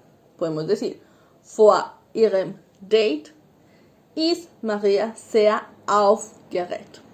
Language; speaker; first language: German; non-native, fluent; Spanish